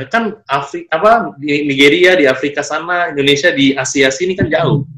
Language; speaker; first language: Indonesian; native; Indonesian